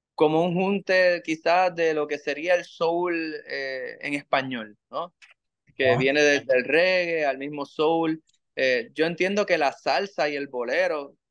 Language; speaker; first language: Spanish; native; Spanish